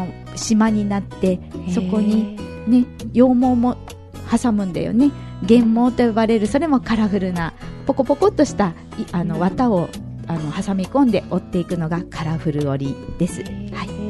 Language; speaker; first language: Japanese; native; Japanese